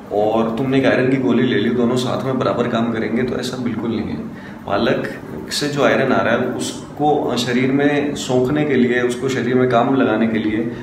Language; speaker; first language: Hindi; native; Hindi